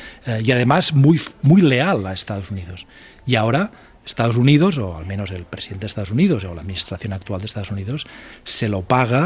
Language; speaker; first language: Spanish; native; Spanish